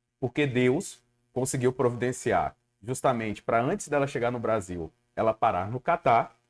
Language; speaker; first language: Portuguese; native; Portuguese